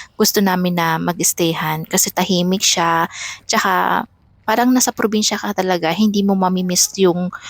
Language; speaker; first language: Filipino; non-native, local second language; Iloko